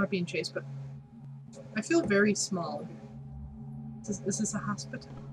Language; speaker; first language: English; native; English